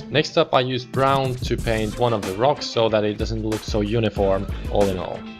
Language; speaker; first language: English; non-native, fluent; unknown